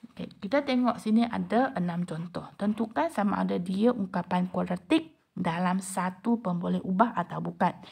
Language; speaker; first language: Malay; non-native, local second language; Chinese